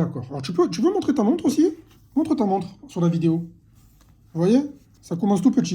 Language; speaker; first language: French; native; French